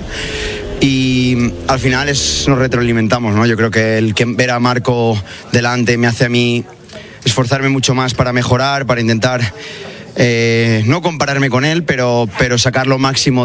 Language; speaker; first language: Spanish; native; Spanish